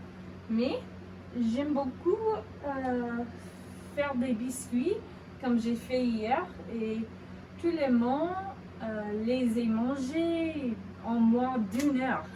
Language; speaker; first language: French; non-native, learner; English